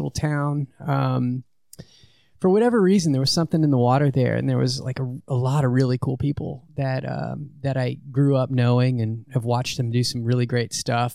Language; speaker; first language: English; native; English